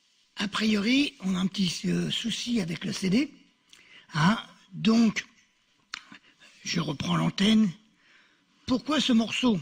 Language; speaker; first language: French; native; French